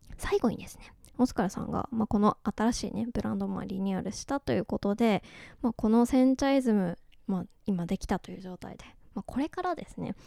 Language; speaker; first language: Japanese; native; Japanese